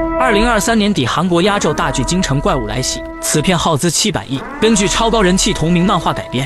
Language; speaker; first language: Chinese; native; Chinese